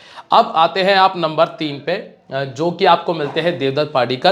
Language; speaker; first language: Hindi; native; Hindi